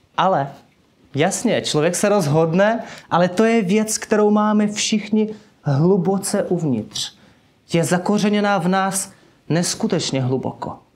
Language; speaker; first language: Czech; non-native, fluent; Russian